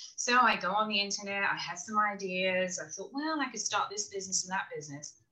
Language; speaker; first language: English; native; English